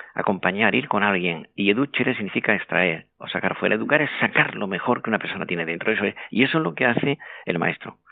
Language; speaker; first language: Spanish; native; Spanish